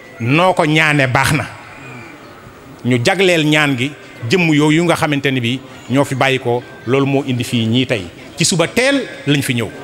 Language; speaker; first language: Wolof; native; Wolof